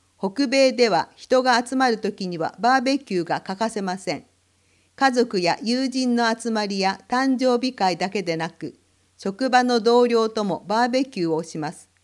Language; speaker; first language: Japanese; non-native, fluent; English